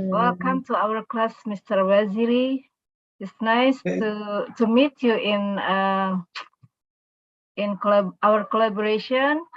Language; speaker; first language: English; non-native, local second language; Indonesian